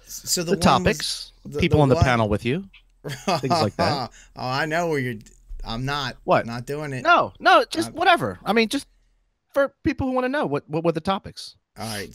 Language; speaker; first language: English; native; English